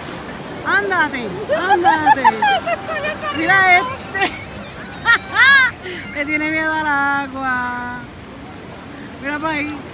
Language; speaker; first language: Spanish; early bilingual, heritage; Spanish